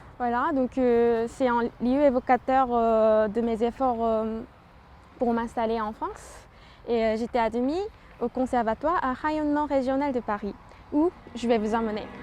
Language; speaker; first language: French; non-native, fluent; Korean